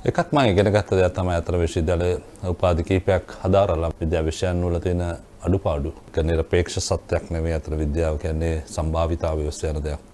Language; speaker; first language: Sinhala; non-native, local second language; Tamil